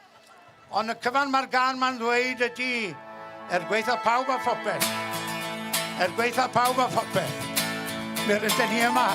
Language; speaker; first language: Welsh; native; Welsh